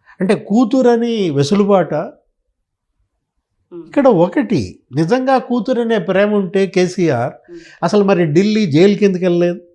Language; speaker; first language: Telugu; native; Telugu